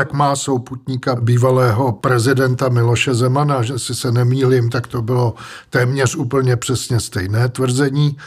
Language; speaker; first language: Czech; native; Czech